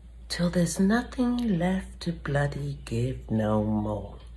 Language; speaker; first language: English; native; English